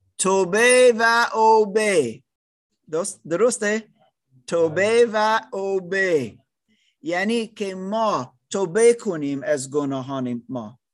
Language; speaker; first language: Persian; non-native, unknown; English